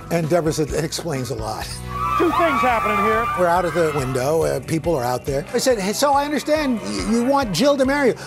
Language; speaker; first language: English; native; English